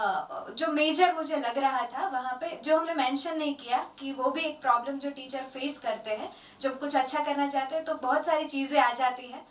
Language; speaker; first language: Hindi; non-native, local second language; Gujarati